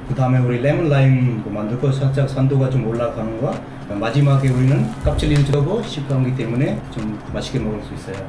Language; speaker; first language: Korean; non-native, learner; English